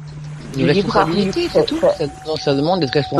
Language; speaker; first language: French; native; French